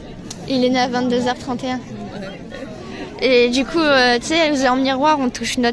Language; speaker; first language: French; native; French